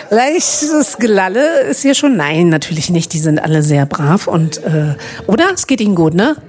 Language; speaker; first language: German; native; German